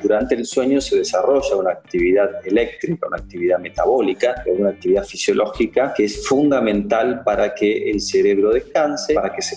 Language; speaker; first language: Spanish; native; Spanish